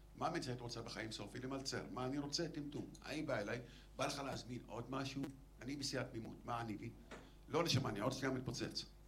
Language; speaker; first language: Hebrew; non-native, local second language; Arabic